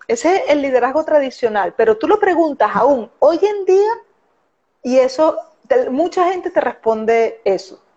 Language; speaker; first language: Spanish; native; Spanish